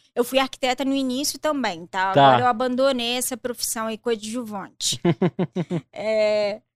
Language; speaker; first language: Portuguese; native; Portuguese